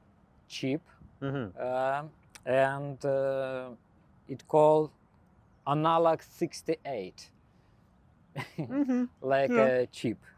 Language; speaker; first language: English; non-native, learner; Belarusian